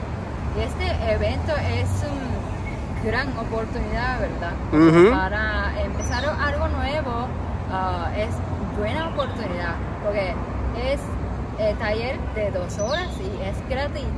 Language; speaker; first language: Spanish; non-native, learner; Japanese